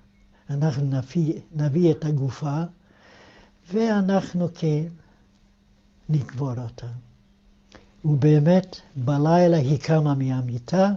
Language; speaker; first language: Hebrew; non-native, fluent; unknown